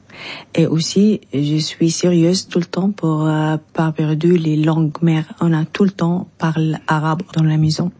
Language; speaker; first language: French; non-native, learner; Arabic